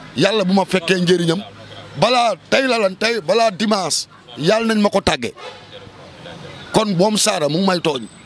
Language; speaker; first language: Wolof; native; Wolof